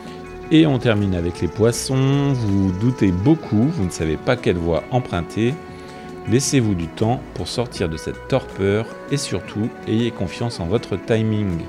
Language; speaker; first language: French; native; French